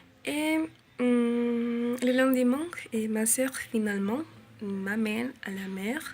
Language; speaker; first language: French; non-native, learner; Spanish